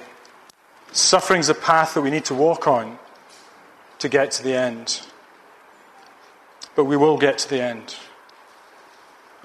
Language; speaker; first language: English; native; English